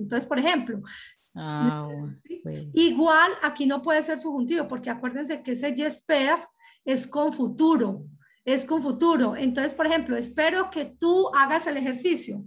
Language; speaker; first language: Spanish; native; Spanish